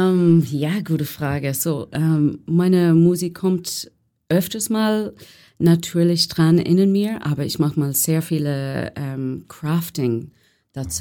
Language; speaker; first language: German; non-native, learner; English